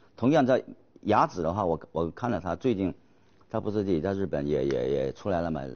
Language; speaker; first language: Chinese; native; Chinese